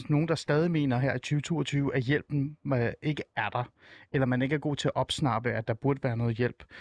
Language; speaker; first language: Danish; early bilingual, other home language; Persian